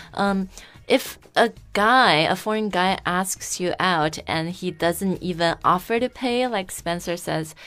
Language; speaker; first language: English; non-native, fluent; Chinese